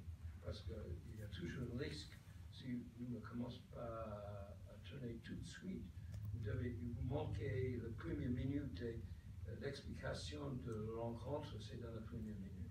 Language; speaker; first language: French; non-native, fluent; English